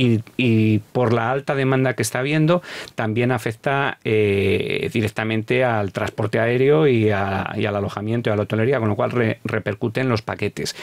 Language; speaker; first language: Spanish; native; Spanish